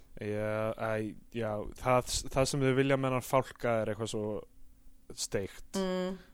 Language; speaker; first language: Icelandic; native; Icelandic